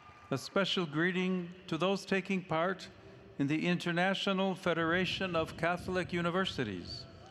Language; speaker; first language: English; native; English